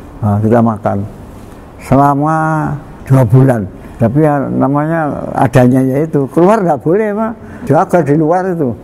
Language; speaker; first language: Indonesian; non-native, local second language; Javanese